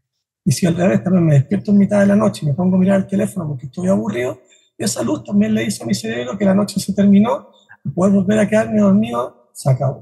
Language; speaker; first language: Spanish; native; Spanish